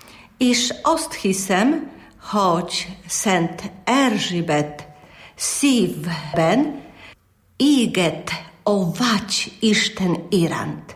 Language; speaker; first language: Hungarian; non-native, learner; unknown